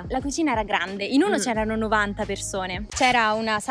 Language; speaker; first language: Italian; native; Italian